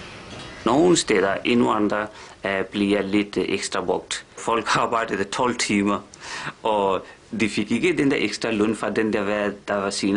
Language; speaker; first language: Danish; non-native, fluent; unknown